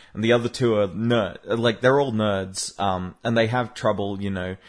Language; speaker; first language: English; native; English